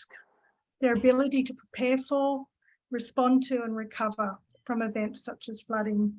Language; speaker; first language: English; native; English